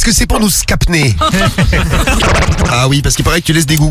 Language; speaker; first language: French; native; French